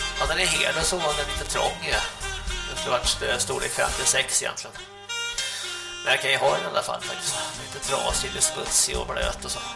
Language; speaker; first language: Swedish; native; Swedish